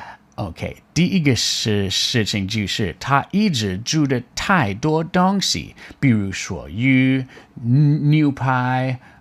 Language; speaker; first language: Chinese; non-native, fluent; English